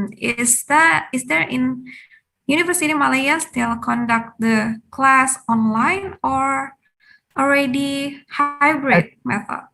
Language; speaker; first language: English; non-native, fluent; Indonesian